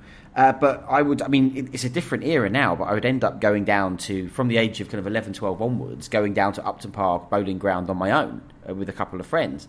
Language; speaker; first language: English; native; English